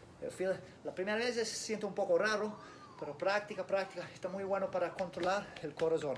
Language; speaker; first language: Spanish; non-native, learner; English